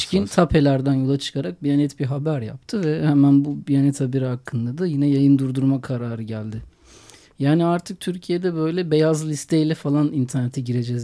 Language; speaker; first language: Turkish; native; Turkish